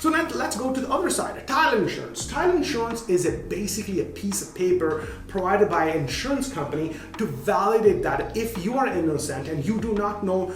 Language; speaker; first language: English; non-native, fluent; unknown